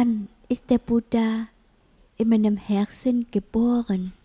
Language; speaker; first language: German; non-native, learner; Vietnamese